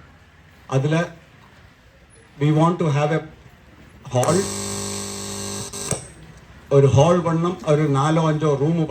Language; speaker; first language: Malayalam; non-native, local second language; Tamil